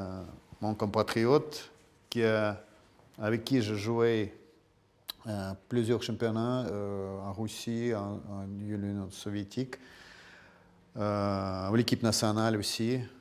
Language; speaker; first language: French; non-native, fluent; Russian